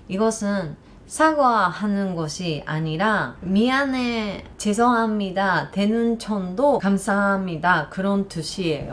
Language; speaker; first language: Korean; non-native, learner; Japanese